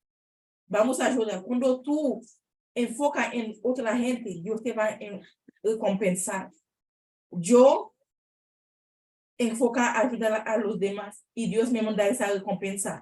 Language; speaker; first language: Spanish; non-native, learner; Haitian Creole